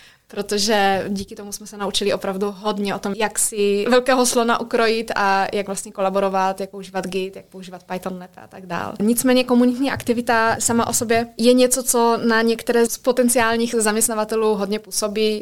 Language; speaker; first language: Czech; non-native, fluent; Polish